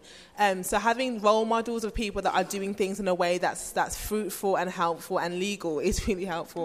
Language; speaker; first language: English; native; English